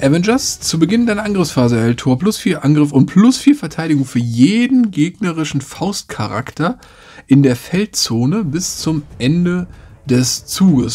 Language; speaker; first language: German; native; German